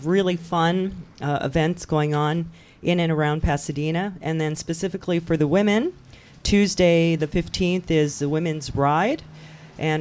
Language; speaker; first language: English; native; English